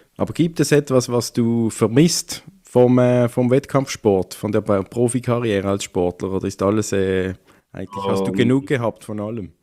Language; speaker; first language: German; native; German